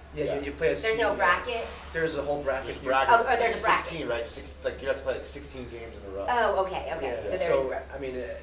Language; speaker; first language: English; native; English